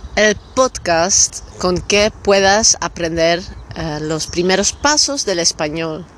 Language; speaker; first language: Spanish; non-native, fluent; Dutch